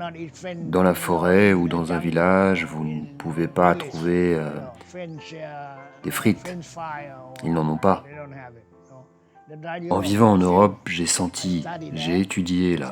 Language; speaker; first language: French; non-native, learner; Thai